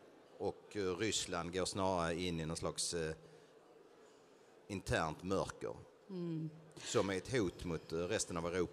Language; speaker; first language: Swedish; native; Swedish